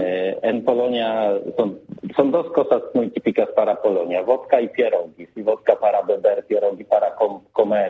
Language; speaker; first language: Spanish; non-native, learner; Polish